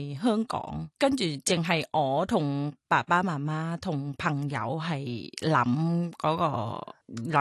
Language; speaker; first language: Cantonese; non-native, learner; Thai